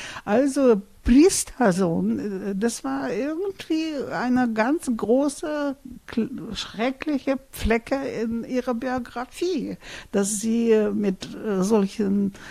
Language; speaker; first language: German; non-native, fluent; Russian